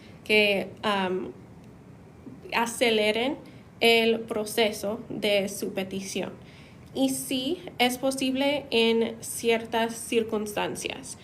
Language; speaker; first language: Spanish; non-native, fluent; English